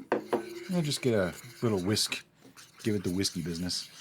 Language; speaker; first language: English; native; English